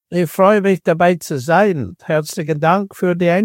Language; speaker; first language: German; non-native, fluent; English